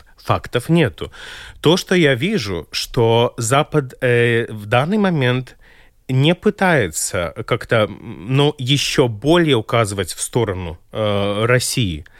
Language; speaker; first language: Russian; non-native, local second language; Latvian